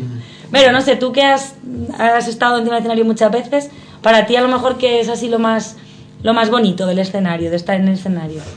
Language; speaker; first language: Spanish; native; Spanish